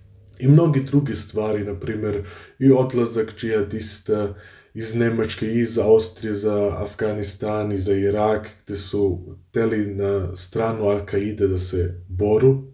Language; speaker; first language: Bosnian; early bilingual, heritage; Bosnian